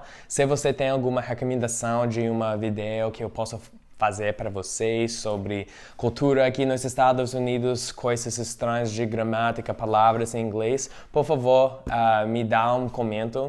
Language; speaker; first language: Portuguese; non-native, fluent; English